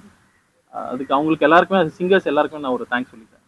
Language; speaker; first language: Tamil; native; Tamil